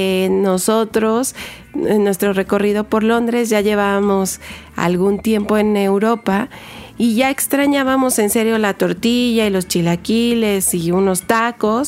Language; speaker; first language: Spanish; native; Spanish